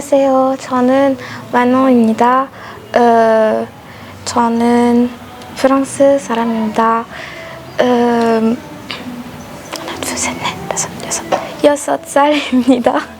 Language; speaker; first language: Korean; non-native, learner; French